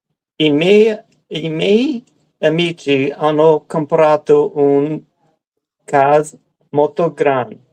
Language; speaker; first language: Italian; non-native, learner; English